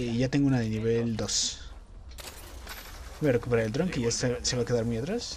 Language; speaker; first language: Spanish; native; Spanish